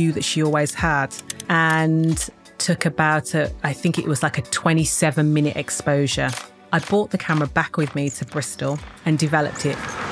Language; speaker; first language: English; native; English